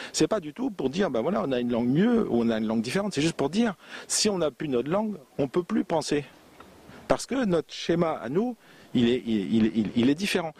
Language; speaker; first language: French; non-native, local second language; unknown